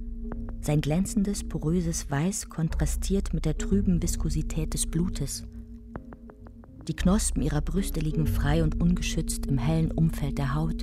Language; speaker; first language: German; native; German